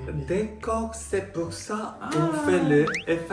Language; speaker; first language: French; non-native, fluent; Korean